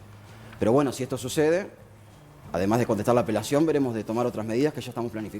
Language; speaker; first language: Spanish; native; Spanish